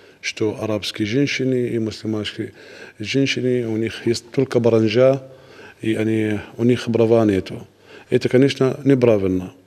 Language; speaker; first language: Russian; non-native, learner; Arabic